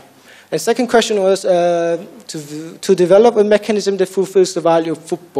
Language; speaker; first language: English; non-native, fluent; Korean